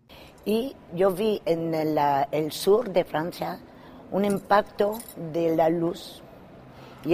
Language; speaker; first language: Spanish; non-native, fluent; French